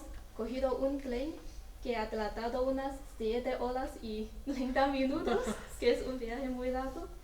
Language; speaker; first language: Spanish; non-native, learner; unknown